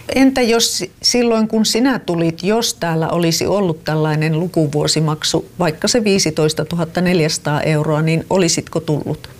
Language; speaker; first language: Finnish; native; Finnish